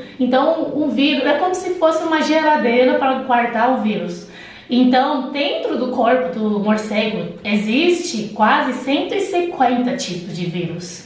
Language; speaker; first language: Portuguese; non-native, fluent; Chinese